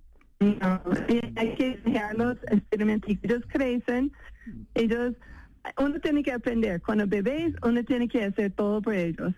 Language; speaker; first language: Spanish; non-native, fluent; English